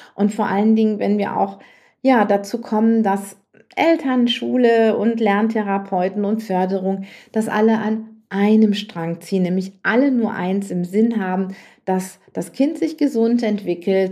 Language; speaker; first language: German; native; German